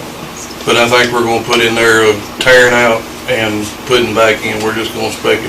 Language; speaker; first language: English; native; English